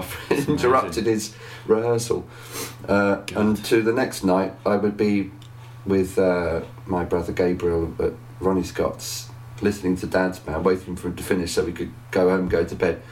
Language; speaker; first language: English; native; English